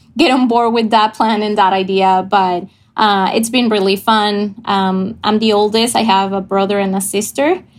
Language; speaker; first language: English; non-native, fluent; Spanish